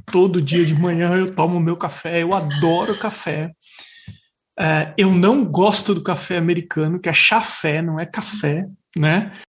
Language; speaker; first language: Portuguese; native; Portuguese